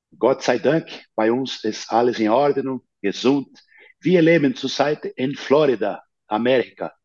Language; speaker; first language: German; non-native, learner; Portuguese